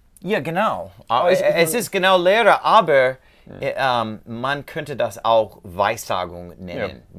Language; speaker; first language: German; non-native, learner; English